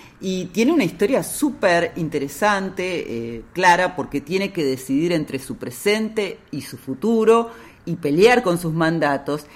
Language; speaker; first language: Spanish; native; Spanish